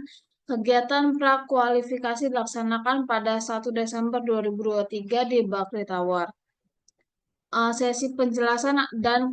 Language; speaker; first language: Indonesian; native; Indonesian